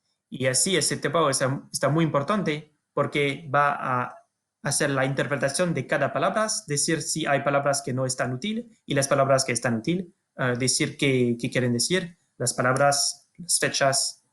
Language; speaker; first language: Spanish; non-native, fluent; French